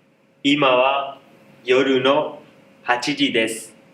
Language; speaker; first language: Japanese; non-native, learner; Hindi